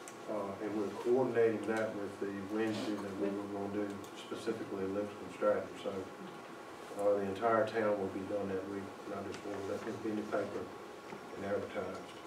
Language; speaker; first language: English; native; English